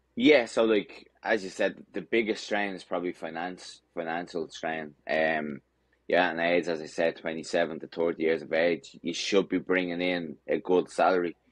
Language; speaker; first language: English; native; English